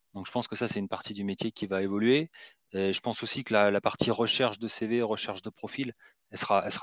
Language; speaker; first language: French; native; French